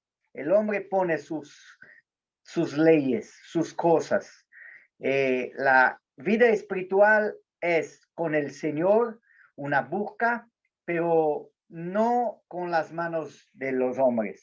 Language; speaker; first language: Spanish; non-native, learner; Portuguese